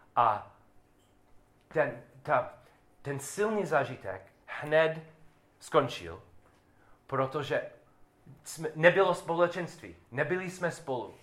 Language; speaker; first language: Czech; non-native, learner; English